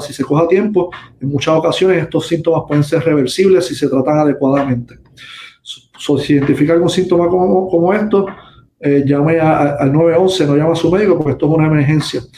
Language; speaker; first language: Spanish; native; Spanish